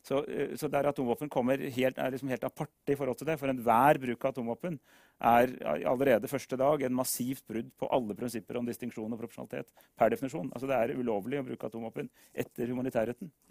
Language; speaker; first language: Norwegian; native; Norwegian